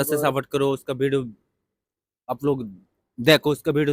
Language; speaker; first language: Hindi; non-native, learner; Bangla